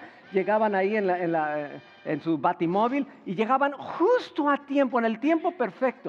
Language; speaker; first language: Spanish; native; Spanish